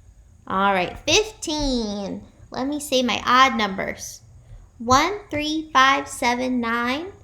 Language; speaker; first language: English; native; English